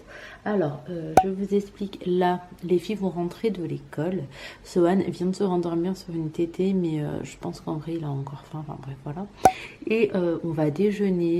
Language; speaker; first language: French; native; French